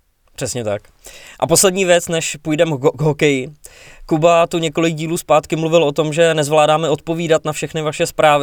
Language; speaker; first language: Czech; native; Czech